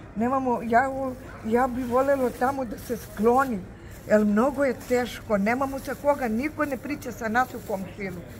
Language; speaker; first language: Serbian; non-native, local second language; Albanian